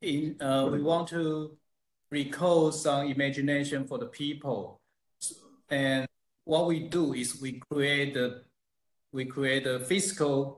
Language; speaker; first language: English; non-native, fluent; Chinese